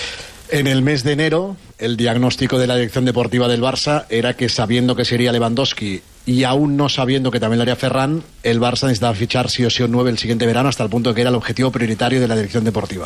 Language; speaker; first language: Spanish; native; Spanish